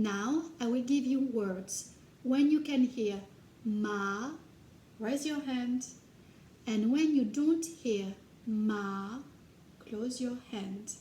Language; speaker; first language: English; non-native, fluent; French